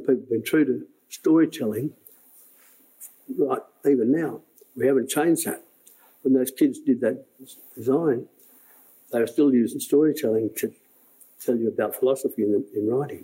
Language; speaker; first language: English; native; English